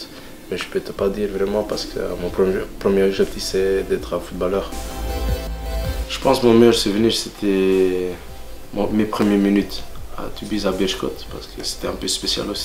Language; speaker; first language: French; non-native, local second language; Dutch